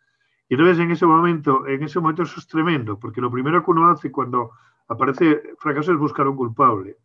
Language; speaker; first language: Spanish; native; Spanish